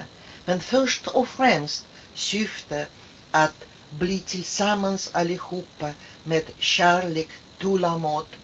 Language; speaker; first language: Swedish; non-native, fluent; Russian